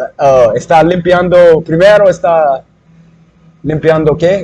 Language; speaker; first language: Spanish; non-native, learner; English